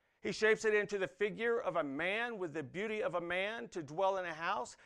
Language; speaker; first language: English; native; English